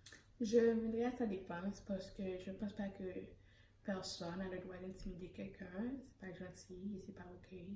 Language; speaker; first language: French; early bilingual, heritage; Haitian Creole